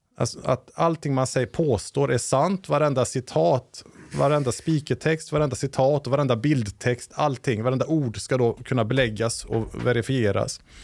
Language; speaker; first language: Swedish; native; Swedish